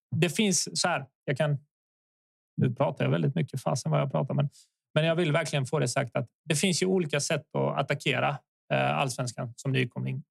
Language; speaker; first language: Swedish; early bilingual, other home language; Bosnian